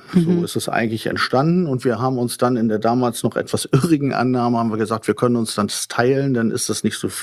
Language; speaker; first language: German; native; German